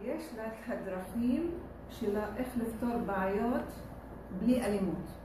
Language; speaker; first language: Hebrew; non-native, local second language; Arabic